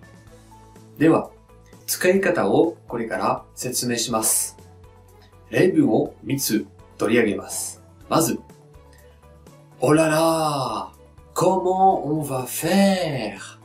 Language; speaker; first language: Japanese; non-native, fluent; French